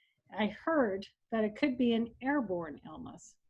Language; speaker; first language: English; native; English